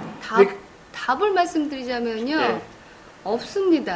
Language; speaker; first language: Korean; native; Korean